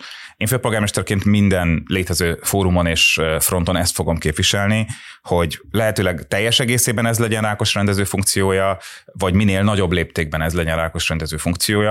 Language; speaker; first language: Hungarian; native; Hungarian